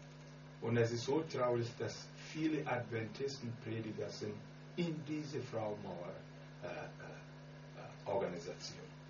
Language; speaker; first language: German; non-native, learner; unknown